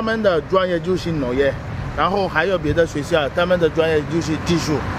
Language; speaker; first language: Chinese; non-native, fluent; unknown